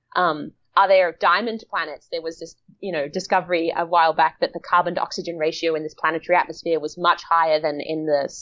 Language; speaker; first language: English; native; English